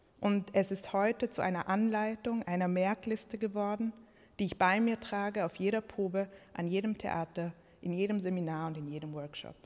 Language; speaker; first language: German; early bilingual, other home language; Croatian